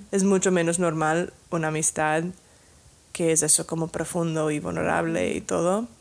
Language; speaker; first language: Spanish; non-native, fluent; English